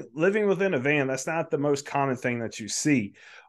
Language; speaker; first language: English; native; English